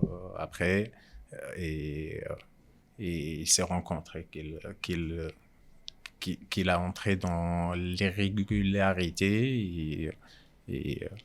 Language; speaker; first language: French; non-native, local second language; Arabic